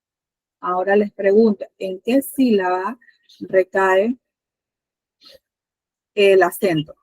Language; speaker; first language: Spanish; native; Spanish